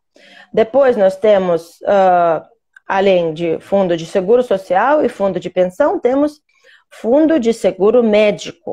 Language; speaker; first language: Portuguese; non-native, fluent; Russian